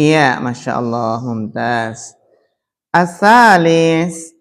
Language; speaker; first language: Arabic; non-native, fluent; Javanese